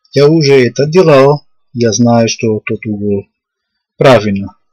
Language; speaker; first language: Russian; non-native, learner; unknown